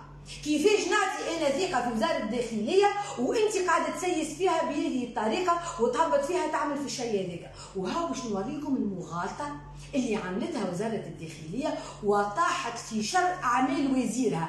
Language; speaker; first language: Arabic; native; Arabic